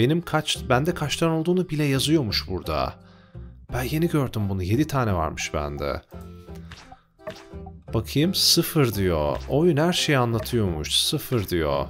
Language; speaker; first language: Turkish; native; Turkish